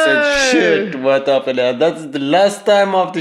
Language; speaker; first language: English; non-native, learner; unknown